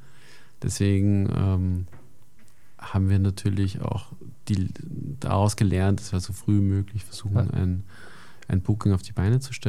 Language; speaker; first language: German; native; German